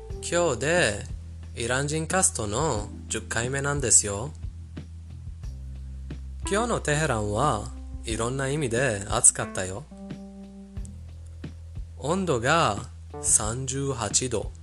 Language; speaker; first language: Japanese; non-native, fluent; Persian